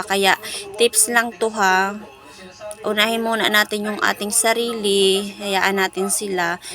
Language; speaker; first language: Filipino; non-native, local second language; Cebuano